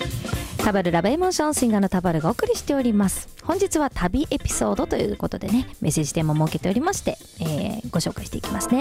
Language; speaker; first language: Japanese; native; Japanese